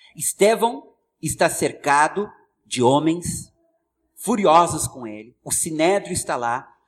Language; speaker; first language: Portuguese; non-native, fluent; English